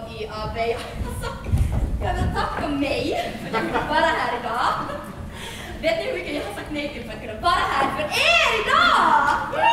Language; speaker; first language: Swedish; native; Swedish